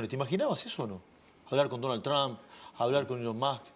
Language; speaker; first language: Spanish; native; Spanish